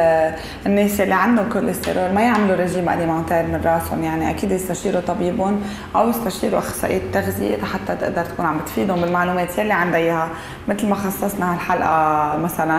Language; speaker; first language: Arabic; native; Arabic